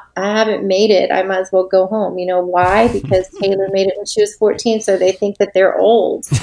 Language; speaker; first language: English; native; English